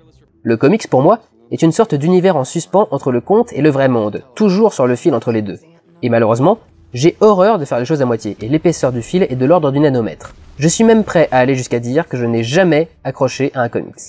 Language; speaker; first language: French; native; French